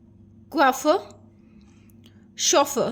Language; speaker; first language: French; non-native, fluent; Hindi